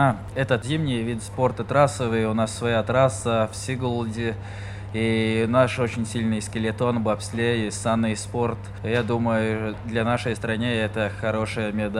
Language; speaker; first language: Russian; non-native, local second language; Latvian